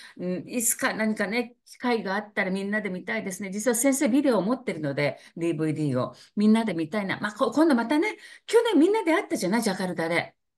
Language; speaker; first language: Japanese; native; Japanese